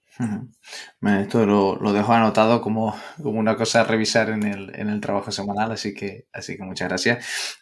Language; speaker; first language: Spanish; native; Spanish